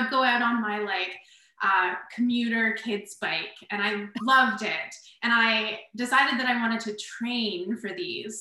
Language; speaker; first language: English; native; English